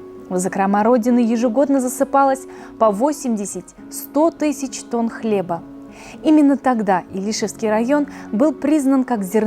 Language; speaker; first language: Russian; native; Russian